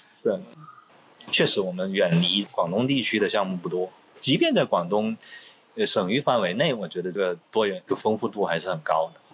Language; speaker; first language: Chinese; non-native, local second language; Cantonese